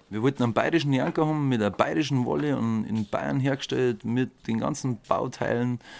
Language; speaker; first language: German; native; German